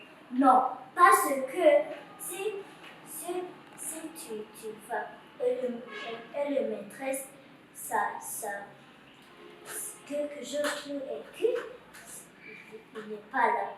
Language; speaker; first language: French; non-native, learner; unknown